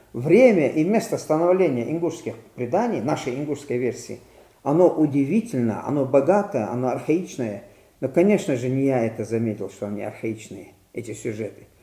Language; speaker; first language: Russian; non-native, local second language; Ingush